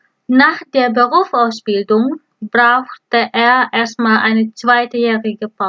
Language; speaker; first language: German; non-native, fluent; Indonesian